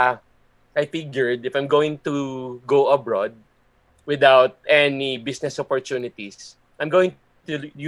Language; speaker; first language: English; non-native, local second language; Filipino